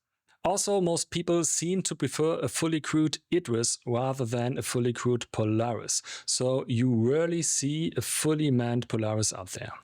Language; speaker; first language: English; non-native, fluent; German